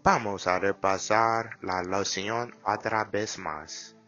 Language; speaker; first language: Spanish; non-native, learner; English